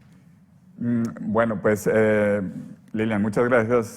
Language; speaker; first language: Spanish; native; Spanish